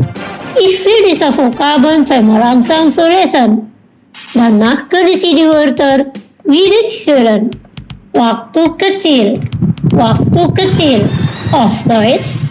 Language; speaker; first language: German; non-native, learner; Indonesian